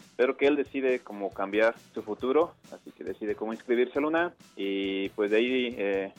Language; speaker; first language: Spanish; native; Spanish